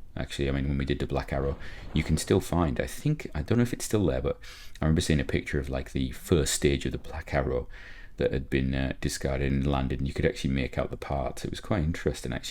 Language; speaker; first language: English; native; English